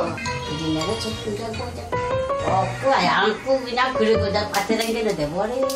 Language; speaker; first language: Korean; native; Korean